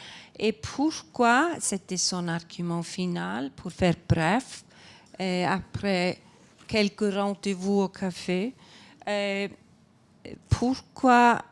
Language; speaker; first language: French; non-native, fluent; Icelandic